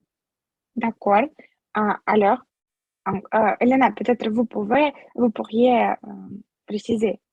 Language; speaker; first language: French; non-native, fluent; Russian